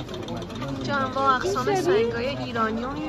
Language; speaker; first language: Persian; native; Persian